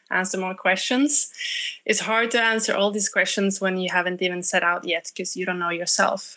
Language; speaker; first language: English; non-native, fluent; Swedish